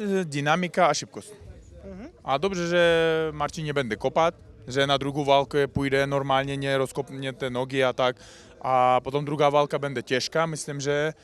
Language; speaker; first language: Polish; non-native, learner; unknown